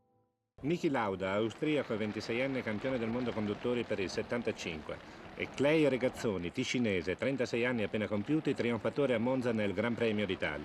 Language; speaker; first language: Italian; native; Italian